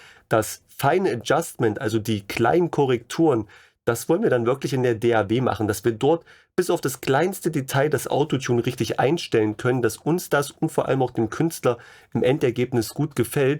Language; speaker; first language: German; native; German